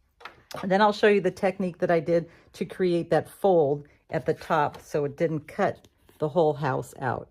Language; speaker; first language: English; native; English